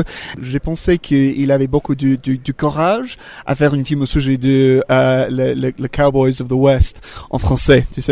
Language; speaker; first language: French; non-native, fluent; English